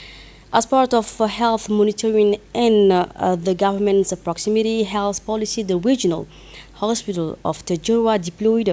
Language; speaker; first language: English; non-native, fluent; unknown